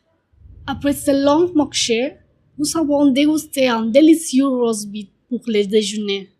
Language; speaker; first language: French; non-native, learner; Spanish